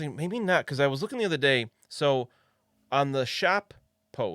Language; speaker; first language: English; native; English